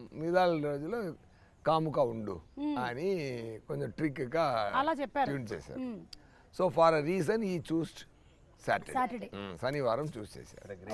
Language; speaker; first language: Telugu; non-native, learner; Tamil